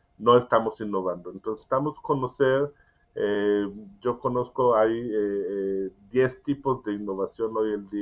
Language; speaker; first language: Spanish; non-native, learner; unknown